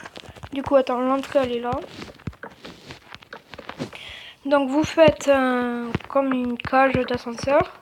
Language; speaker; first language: French; native; French